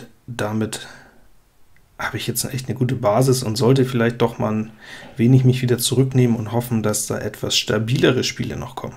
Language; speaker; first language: German; native; German